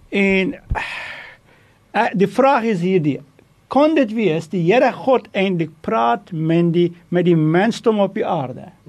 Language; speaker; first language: Afrikaans; non-native, fluent; Turkish